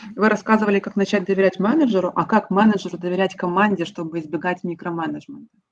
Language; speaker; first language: Russian; non-native, local second language; Ukrainian